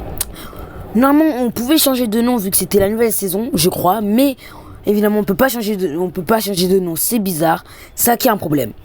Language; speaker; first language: French; native; French